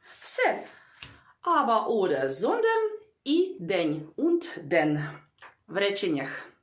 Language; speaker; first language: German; non-native, fluent; Ukrainian